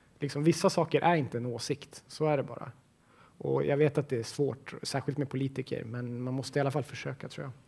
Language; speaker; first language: Swedish; native; Swedish